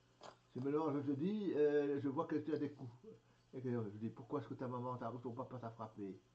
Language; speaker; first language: French; native; French